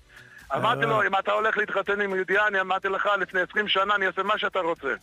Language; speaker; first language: Hebrew; non-native, fluent; English